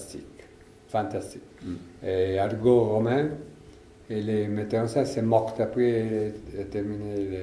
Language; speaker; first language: French; non-native, learner; Italian